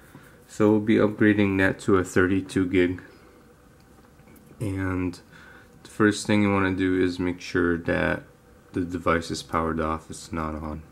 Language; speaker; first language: English; native; English